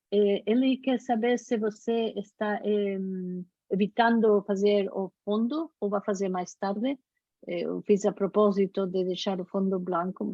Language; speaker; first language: Portuguese; non-native, fluent; Spanish